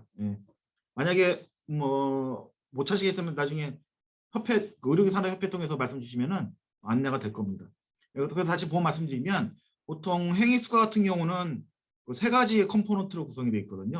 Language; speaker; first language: Korean; native; Korean